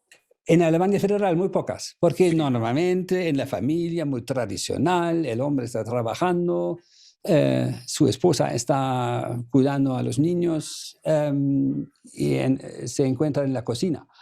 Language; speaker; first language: Spanish; non-native, fluent; German